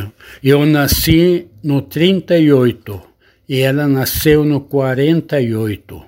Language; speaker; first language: Portuguese; non-native, learner; Arabic